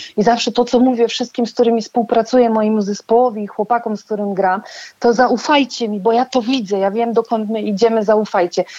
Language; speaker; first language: Polish; early bilingual, heritage; Polish